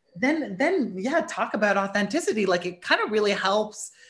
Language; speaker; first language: English; early bilingual, other home language; Urdu